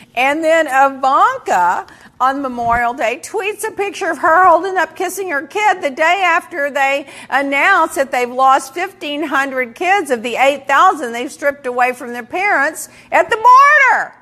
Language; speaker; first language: English; native; English